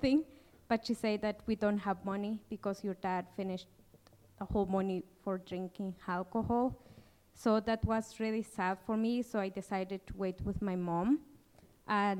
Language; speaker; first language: English; non-native, fluent; Kaqchikel